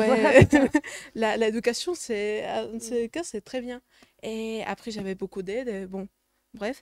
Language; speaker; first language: French; non-native, fluent; Spanish